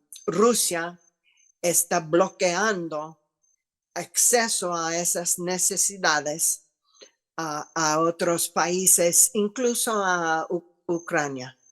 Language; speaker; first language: Spanish; non-native, fluent; English